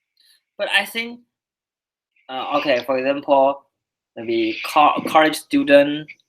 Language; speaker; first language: English; non-native, learner; Chinese